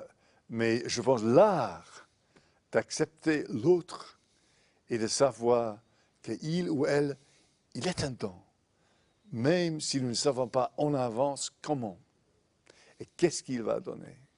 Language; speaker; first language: French; non-native, fluent; English